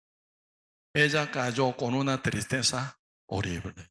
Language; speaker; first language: Spanish; non-native, learner; Korean